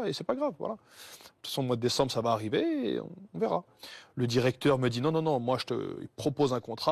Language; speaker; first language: French; native; French